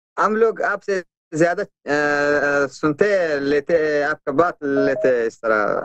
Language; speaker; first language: Urdu; non-native, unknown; Persian